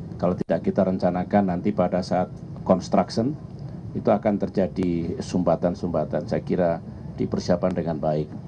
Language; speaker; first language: Indonesian; native; Indonesian